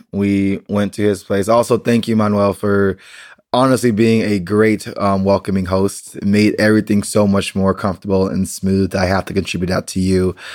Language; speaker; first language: English; native; English